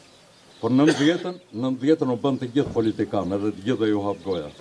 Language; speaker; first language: Albanian; native; Albanian